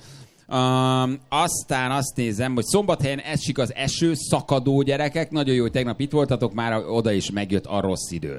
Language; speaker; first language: Hungarian; native; Hungarian